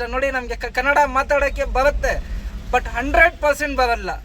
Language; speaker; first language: Kannada; non-native, learner; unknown